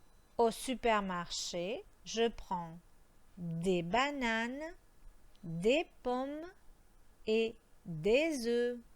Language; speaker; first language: French; non-native, fluent; Croatian